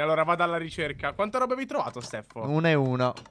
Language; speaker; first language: Italian; native; Italian